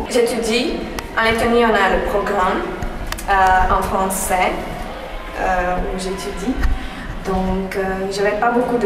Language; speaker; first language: French; non-native, learner; Latvian